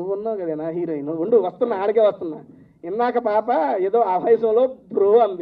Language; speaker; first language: Telugu; native; Telugu